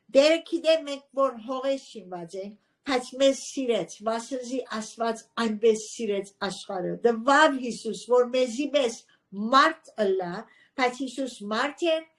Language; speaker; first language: Armenian; early bilingual, heritage; Armenian